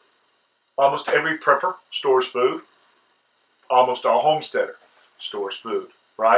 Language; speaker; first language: English; native; English